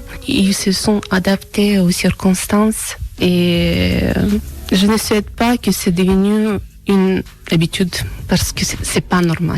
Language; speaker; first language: French; non-native, fluent; Ukrainian